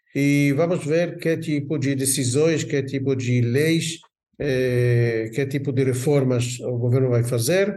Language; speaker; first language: Portuguese; non-native, fluent; Hebrew